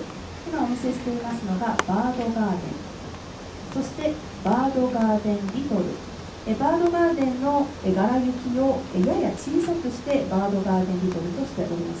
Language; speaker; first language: Japanese; native; Japanese